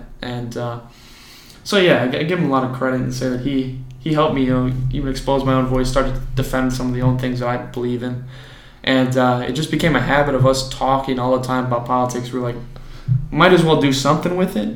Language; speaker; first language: English; native; English